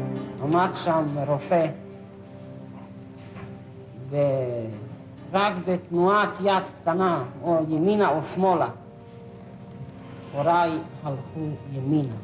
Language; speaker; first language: Hebrew; non-native, fluent; Yiddish